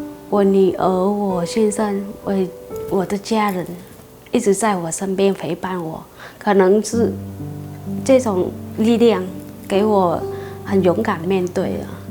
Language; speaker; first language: Chinese; non-native, fluent; Vietnamese